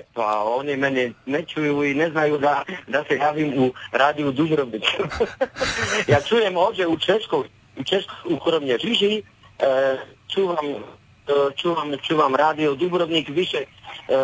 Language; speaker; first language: Croatian; non-native, learner; Czech